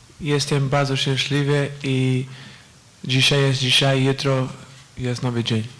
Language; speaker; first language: Polish; non-native, learner; Portuguese